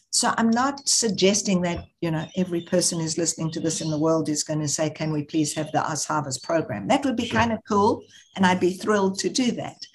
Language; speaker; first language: English; native; English